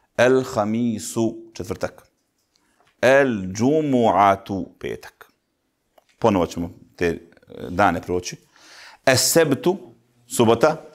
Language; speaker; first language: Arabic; non-native, fluent; Bosnian